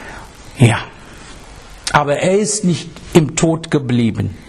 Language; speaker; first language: German; non-native, fluent; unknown